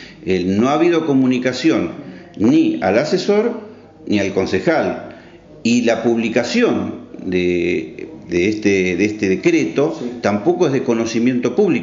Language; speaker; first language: Spanish; native; Spanish